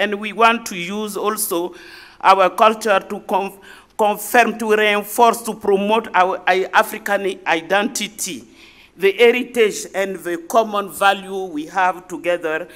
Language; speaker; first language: English; non-native, learner; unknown